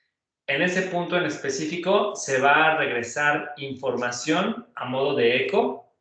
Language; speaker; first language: Spanish; native; Spanish